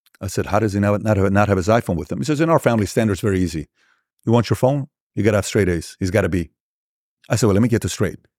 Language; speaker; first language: English; early bilingual, other home language; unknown